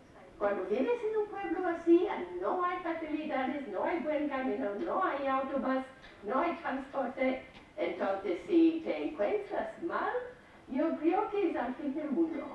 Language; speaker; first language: Spanish; non-native, fluent; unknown